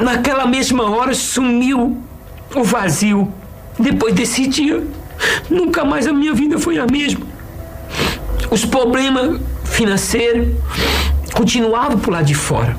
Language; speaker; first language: Portuguese; native; Portuguese